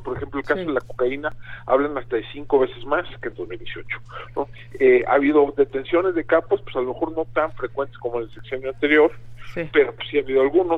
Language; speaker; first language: Spanish; native; Spanish